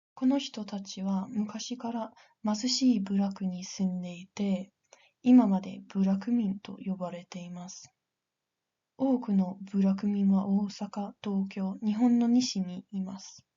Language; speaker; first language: Japanese; non-native, learner; English